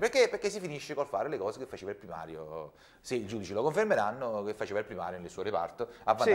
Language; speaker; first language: Italian; native; Italian